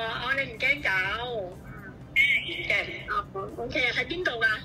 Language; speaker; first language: Cantonese; native; Cantonese